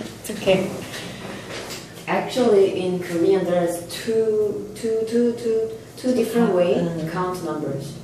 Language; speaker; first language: English; non-native, fluent; Korean